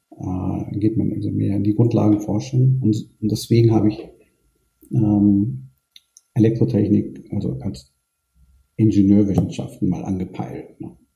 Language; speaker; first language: German; early bilingual, other home language; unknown